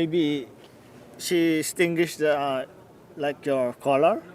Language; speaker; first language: English; non-native, local second language; Filipino